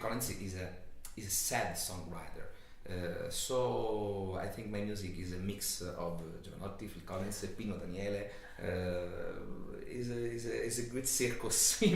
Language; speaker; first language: English; non-native, learner; Italian